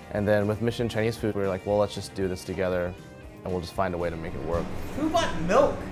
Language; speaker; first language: English; native; English